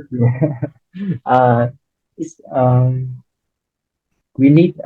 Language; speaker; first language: English; non-native, learner; Vietnamese